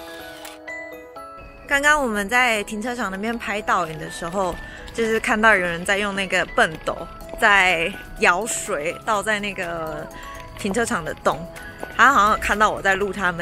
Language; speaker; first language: Chinese; native; Chinese